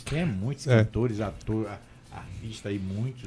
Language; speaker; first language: Portuguese; native; Portuguese